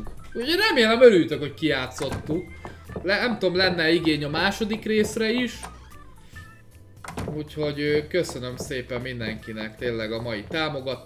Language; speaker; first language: Hungarian; native; Hungarian